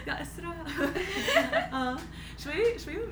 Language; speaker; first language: Arabic; non-native, learner; English